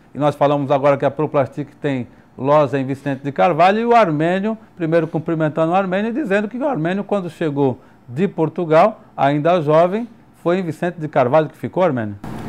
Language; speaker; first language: Portuguese; native; Portuguese